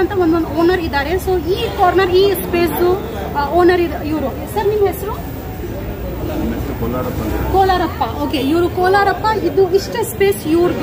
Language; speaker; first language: Kannada; non-native, local second language; Hindi